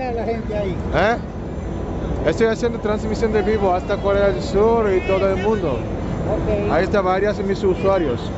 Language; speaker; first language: Spanish; non-native, learner; Korean